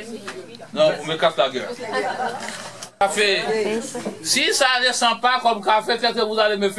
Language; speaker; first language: French; non-native, fluent; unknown